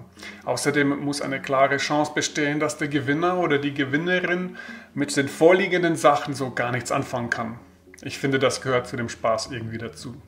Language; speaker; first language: German; native; German